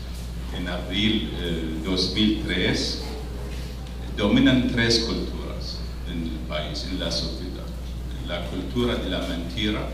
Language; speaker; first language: Spanish; non-native, fluent; Arabic